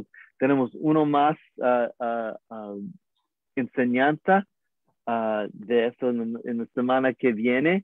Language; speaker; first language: Spanish; non-native, learner; English